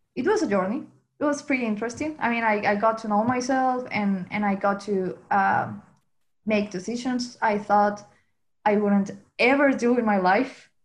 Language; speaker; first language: English; non-native, fluent; Spanish